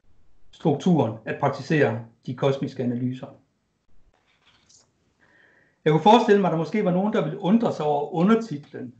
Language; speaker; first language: Danish; native; Danish